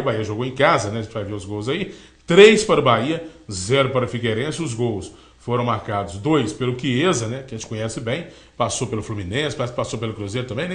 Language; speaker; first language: Portuguese; native; Portuguese